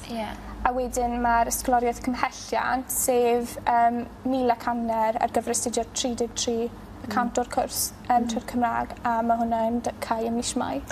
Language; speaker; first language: Welsh; non-native, local second language; English